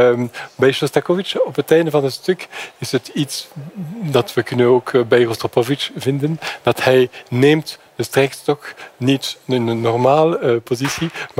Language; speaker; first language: Dutch; non-native, fluent; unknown